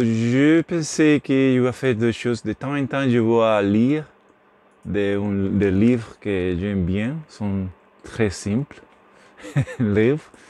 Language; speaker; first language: French; non-native, learner; Spanish